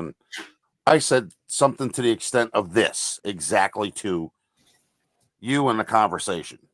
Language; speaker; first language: English; native; English